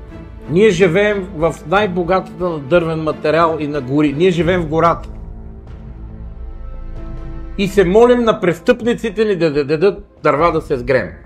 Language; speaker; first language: Bulgarian; native; Bulgarian